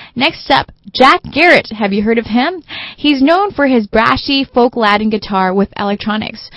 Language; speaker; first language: English; early bilingual, other home language; Chinese